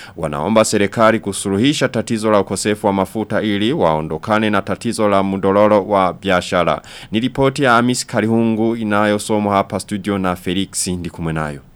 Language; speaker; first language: Swahili; non-native, local second language; Rundi